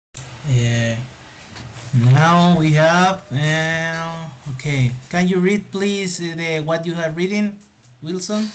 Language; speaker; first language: English; non-native, fluent; Spanish